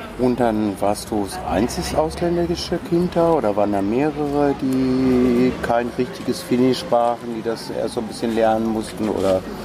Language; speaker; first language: German; native; German